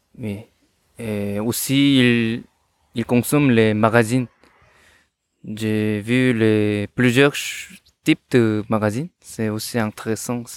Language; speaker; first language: French; non-native, learner; Korean